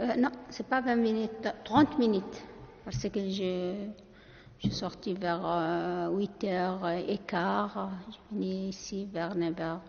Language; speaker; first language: French; non-native, learner; Arabic